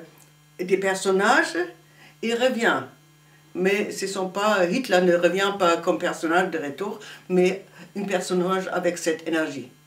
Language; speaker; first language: French; non-native, fluent; German